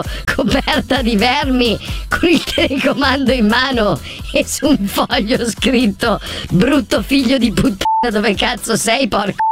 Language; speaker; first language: Italian; native; Italian